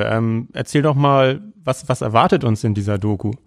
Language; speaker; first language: German; native; German